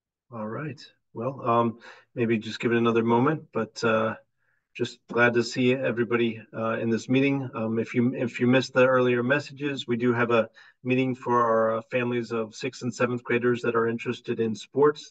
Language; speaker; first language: English; native; English